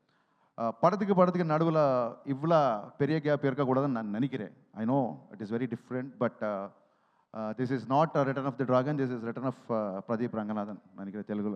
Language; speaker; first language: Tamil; non-native, local second language; Telugu